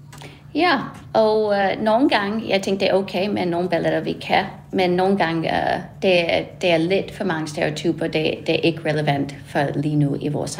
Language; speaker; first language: Danish; non-native, fluent; English